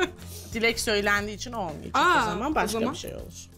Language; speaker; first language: Turkish; native; Turkish